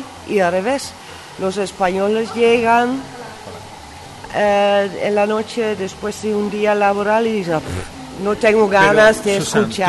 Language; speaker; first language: Spanish; non-native, fluent; Dutch